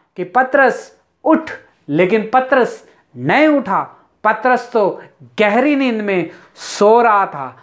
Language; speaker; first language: Hindi; non-native, local second language; Telugu